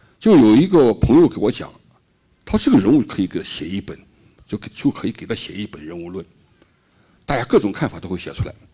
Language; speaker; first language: Chinese; native; Chinese